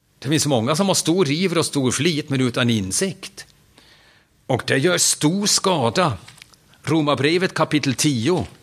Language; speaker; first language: Swedish; non-native, fluent; German